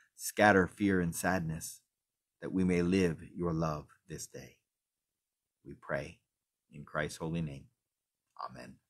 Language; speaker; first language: English; native; English